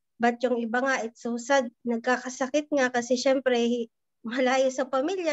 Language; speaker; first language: Filipino; native; Filipino